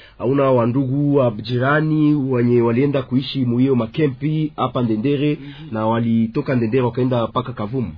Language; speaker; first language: Swahili; native; Swahili